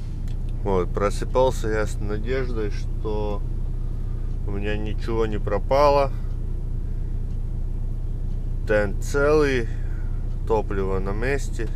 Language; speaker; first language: Russian; non-native, fluent; Latvian